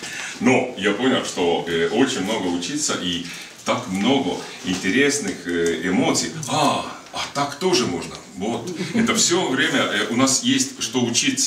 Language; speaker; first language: Russian; non-native, fluent; Estonian